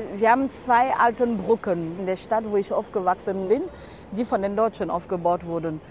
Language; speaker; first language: German; non-native, fluent; French